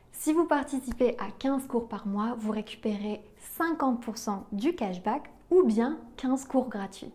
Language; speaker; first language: French; native; French